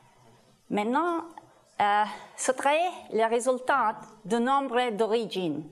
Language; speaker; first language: French; non-native, learner; Italian